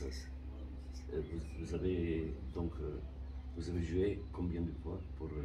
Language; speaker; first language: French; non-native, fluent; Romanian